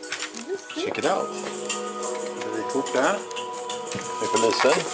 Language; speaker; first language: Swedish; native; Swedish